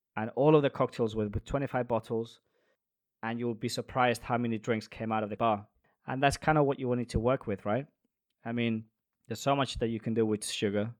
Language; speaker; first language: English; non-native, fluent; Spanish